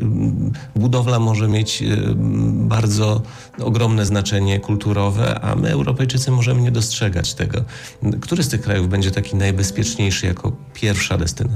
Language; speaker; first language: Polish; native; Polish